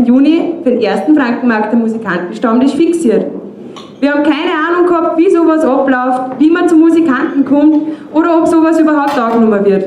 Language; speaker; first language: German; native; German